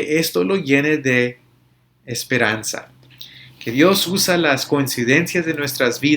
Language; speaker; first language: Spanish; early bilingual, other home language; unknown